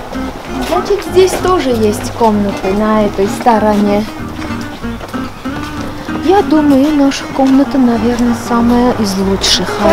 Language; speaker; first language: Russian; non-native, fluent; Armenian